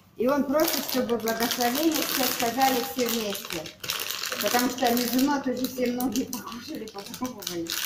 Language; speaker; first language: Russian; native; Russian